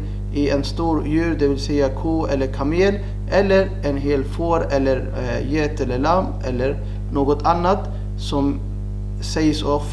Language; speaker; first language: Swedish; non-native, fluent; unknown